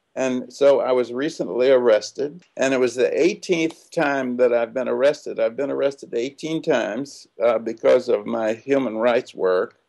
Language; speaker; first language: English; native; English